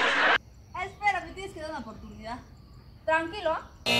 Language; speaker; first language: Spanish; native; Spanish